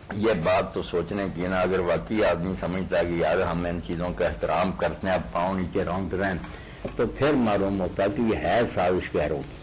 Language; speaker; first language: Urdu; non-native, local second language; Punjabi